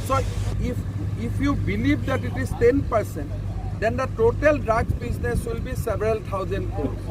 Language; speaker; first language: English; non-native, local second language; Assamese